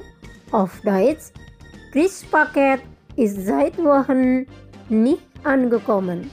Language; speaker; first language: German; non-native, fluent; Indonesian